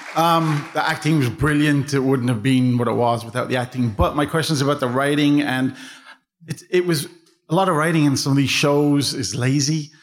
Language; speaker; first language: English; native; English